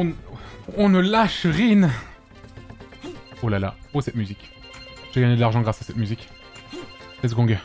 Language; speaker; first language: French; native; French